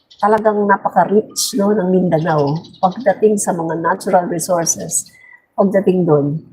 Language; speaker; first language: Filipino; non-native, local second language; Cebuano